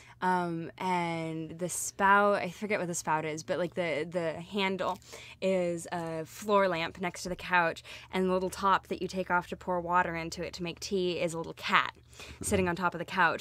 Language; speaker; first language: English; native; English